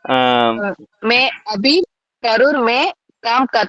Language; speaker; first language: Hindi; non-native, learner; Tamil